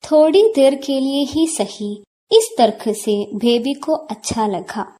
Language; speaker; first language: Hindi; non-native, local second language; Malayalam